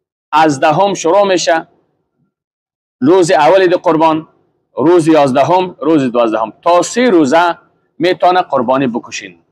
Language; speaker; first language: Persian; native; Persian